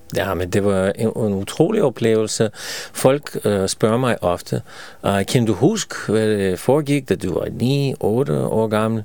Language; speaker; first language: Danish; non-native, fluent; Russian